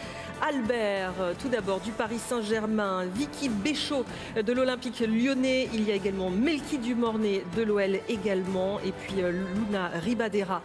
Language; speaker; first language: French; native; French